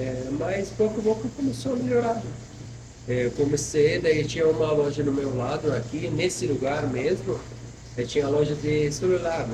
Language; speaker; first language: Portuguese; non-native, fluent; Arabic